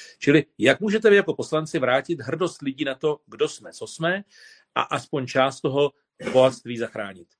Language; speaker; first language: Czech; native; Czech